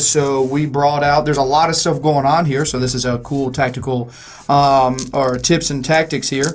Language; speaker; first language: English; native; English